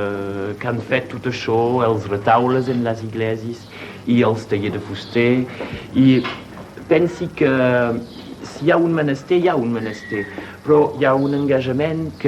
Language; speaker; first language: Catalan; non-native, local second language; French